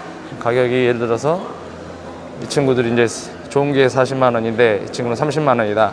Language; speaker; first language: Korean; native; Korean